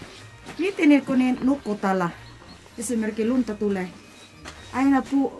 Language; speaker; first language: Finnish; non-native, learner; Cebuano